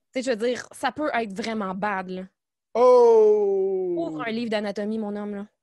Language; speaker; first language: French; native; French